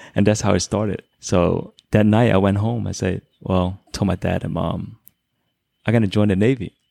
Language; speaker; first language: English; early bilingual, other home language; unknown